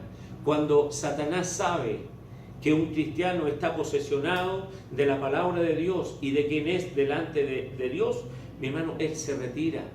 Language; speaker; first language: Spanish; native; Spanish